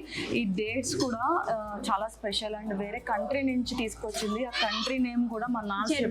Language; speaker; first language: Telugu; native; Telugu